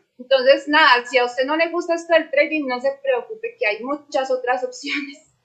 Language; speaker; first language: Spanish; native; Spanish